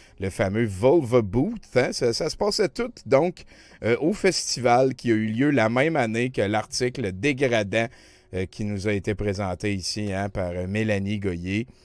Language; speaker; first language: French; native; French